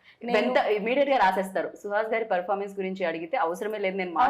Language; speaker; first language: Telugu; native; Telugu